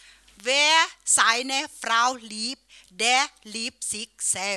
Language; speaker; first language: German; non-native, learner; Thai